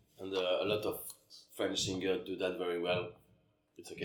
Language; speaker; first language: English; non-native, learner; French